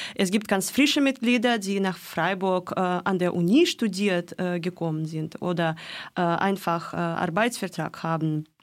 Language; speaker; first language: German; non-native, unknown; Russian